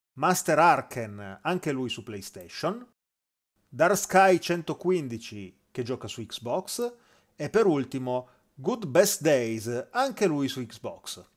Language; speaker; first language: Italian; native; Italian